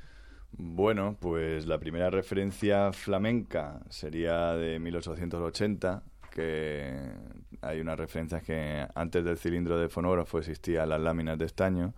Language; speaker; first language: Spanish; native; Spanish